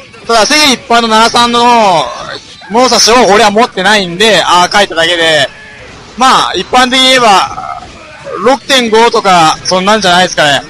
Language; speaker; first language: Japanese; native; Japanese